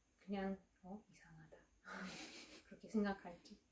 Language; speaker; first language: Korean; non-native, fluent; Russian